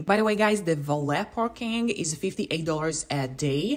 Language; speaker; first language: English; non-native, fluent; Hebrew